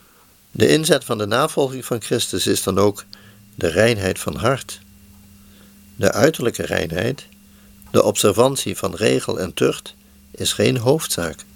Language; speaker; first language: Dutch; native; Dutch